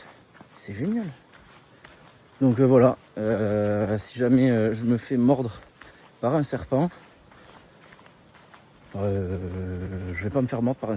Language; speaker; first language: French; native; French